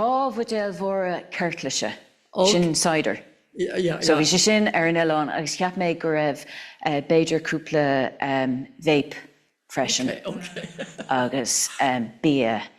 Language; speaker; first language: Irish; non-native, local second language; English